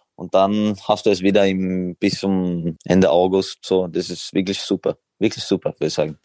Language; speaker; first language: German; non-native, fluent; Swedish